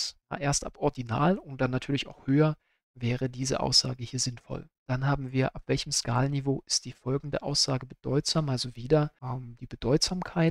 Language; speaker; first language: German; native; German